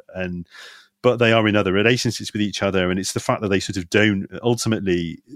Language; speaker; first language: English; native; English